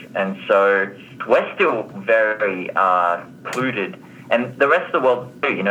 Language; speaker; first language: English; native; English